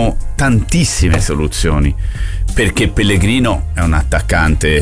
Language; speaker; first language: Italian; native; Italian